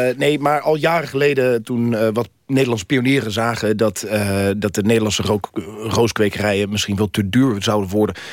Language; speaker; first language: Dutch; non-native, fluent; Spanish